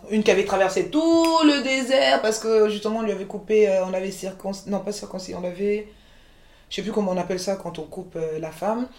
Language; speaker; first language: French; early bilingual, other home language; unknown